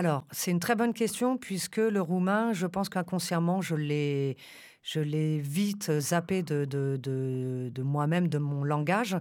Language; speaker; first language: French; early bilingual, other home language; Romanian